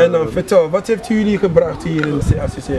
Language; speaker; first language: Dutch; non-native, fluent; French